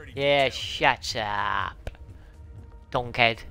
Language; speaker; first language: English; native; English